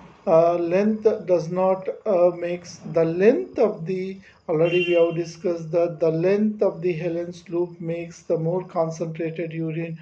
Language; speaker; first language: English; non-native, local second language; Telugu